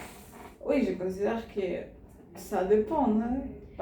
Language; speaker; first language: French; non-native, learner; Spanish